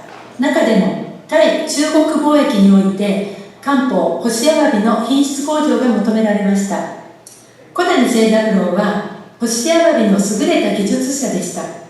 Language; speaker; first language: Japanese; native; Japanese